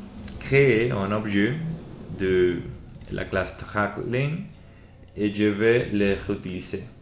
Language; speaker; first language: French; non-native, learner; Spanish